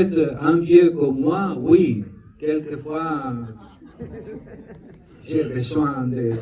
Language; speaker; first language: French; non-native, learner; Spanish